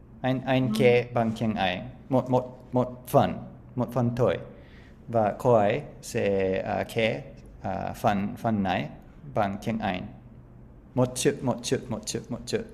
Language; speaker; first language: Vietnamese; non-native, learner; English